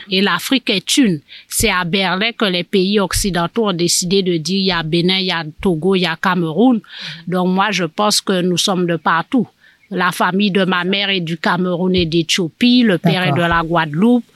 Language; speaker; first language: French; native; French